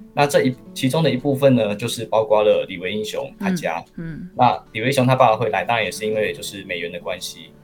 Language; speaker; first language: Chinese; native; Chinese